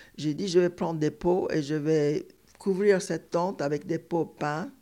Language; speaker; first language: French; non-native, fluent; Turkish